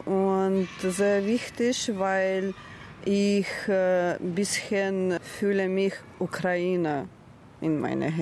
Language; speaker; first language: German; non-native, learner; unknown